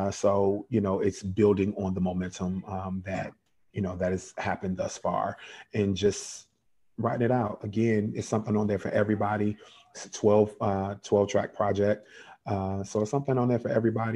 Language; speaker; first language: English; native; English